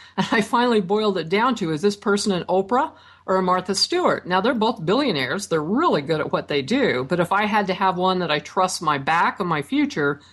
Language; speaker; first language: English; native; English